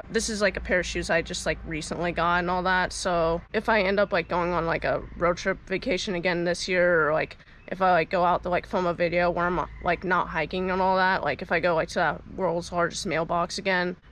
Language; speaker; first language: English; native; English